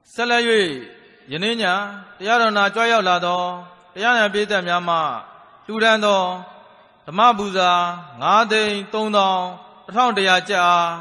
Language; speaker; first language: Burmese; native; Burmese